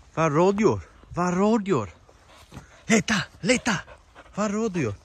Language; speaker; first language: Swedish; non-native, learner; English